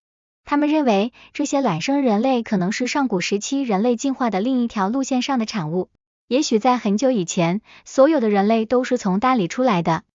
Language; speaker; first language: Chinese; native; Chinese